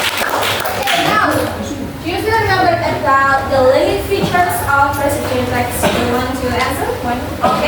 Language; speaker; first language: English; non-native, learner; Indonesian